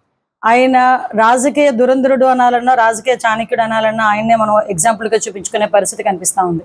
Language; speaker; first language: Telugu; native; Telugu